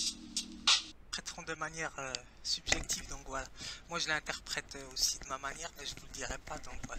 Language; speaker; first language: French; native; French